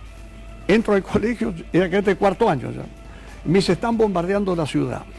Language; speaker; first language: Spanish; native; Spanish